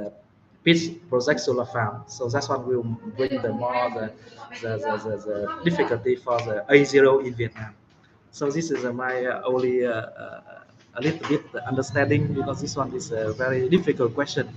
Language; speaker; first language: English; non-native, fluent; Vietnamese